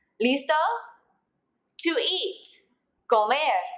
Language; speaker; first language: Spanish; non-native, fluent; English